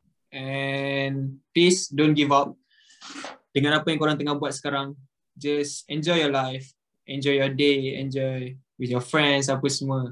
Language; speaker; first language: English; non-native, local second language; Malay